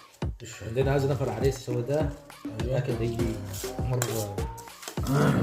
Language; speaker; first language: Arabic; non-native, learner; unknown